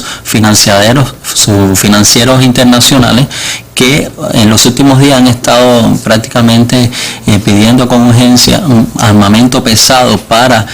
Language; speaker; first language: Spanish; native; Spanish